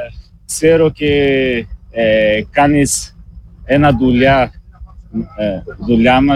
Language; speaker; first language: Greek; non-native, learner; Portuguese